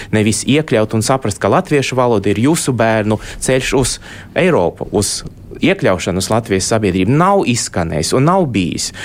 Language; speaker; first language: Latvian; non-native, local second language; Russian